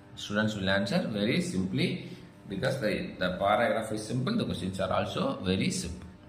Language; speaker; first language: English; non-native, local second language; Tamil